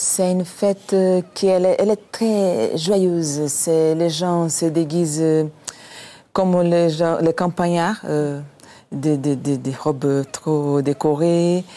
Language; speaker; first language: French; non-native, fluent; Portuguese